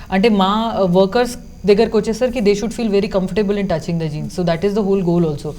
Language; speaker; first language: Telugu; early bilingual, heritage; Telugu